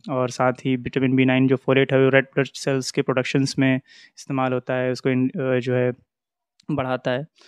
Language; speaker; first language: Hindi; native; Hindi